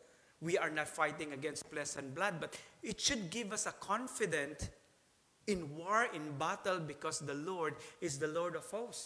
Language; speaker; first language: English; non-native, local second language; Filipino